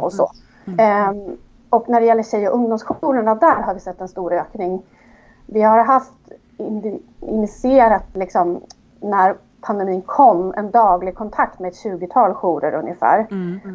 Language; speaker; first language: Swedish; native; Swedish